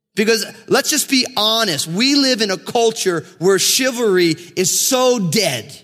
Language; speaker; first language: English; native; English